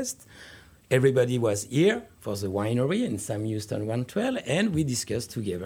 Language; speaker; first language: English; non-native, learner; French